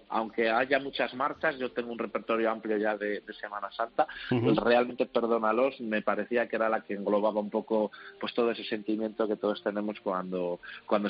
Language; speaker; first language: Spanish; native; Spanish